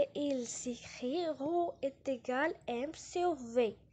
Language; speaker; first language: French; non-native, local second language; Arabic